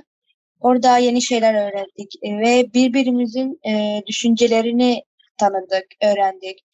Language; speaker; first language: Turkish; early bilingual, other home language; Arabic